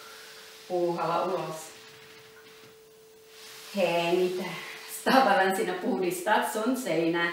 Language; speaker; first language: Finnish; non-native, learner; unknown